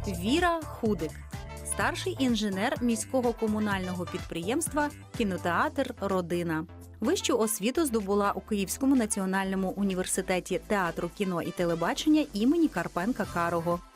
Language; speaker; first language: Ukrainian; native; Ukrainian